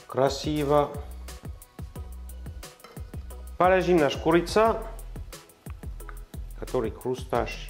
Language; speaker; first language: Russian; non-native, learner; French